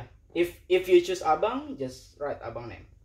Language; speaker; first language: English; non-native, learner; Indonesian